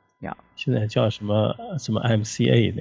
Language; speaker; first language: Chinese; native; Chinese